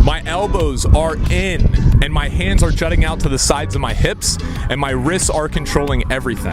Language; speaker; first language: English; native; English